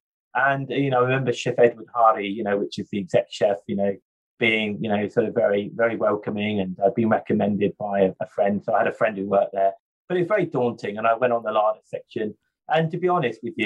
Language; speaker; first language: English; native; English